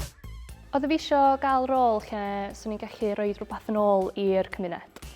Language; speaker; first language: Welsh; native; Welsh